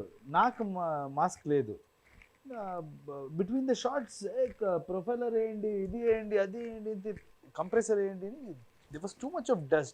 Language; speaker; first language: Telugu; non-native, learner; Kannada